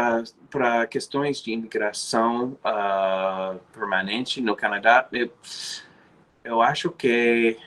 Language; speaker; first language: Portuguese; non-native, fluent; English